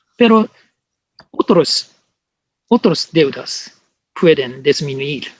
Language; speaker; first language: Spanish; non-native, learner; Japanese